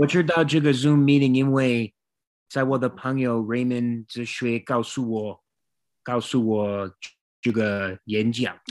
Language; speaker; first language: Chinese; non-native, learner; English